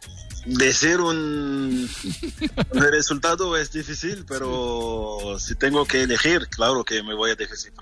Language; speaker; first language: Spanish; non-native, fluent; French